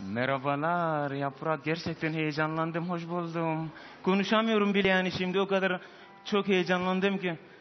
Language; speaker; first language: Turkish; non-native, fluent; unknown